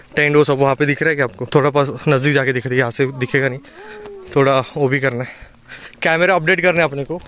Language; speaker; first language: Hindi; non-native, local second language; Marathi